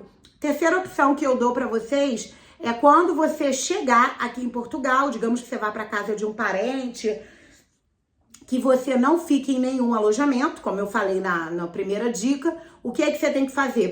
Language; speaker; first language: Portuguese; native; Portuguese